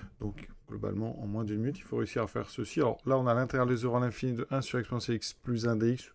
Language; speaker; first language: French; native; French